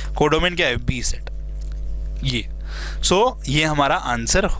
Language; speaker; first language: Hindi; native; Hindi